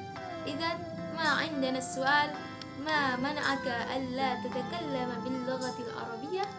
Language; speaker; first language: Arabic; non-native, learner; Indonesian